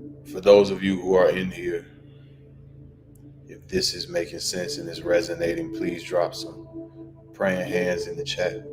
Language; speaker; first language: English; native; English